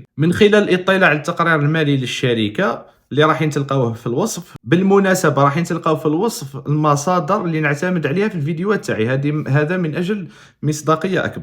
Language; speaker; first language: Arabic; native; Arabic